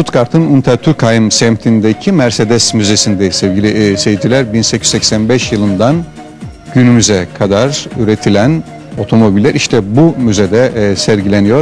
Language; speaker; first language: Turkish; native; Turkish